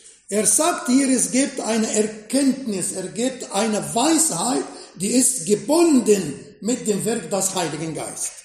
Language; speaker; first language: German; non-native, fluent; Arabic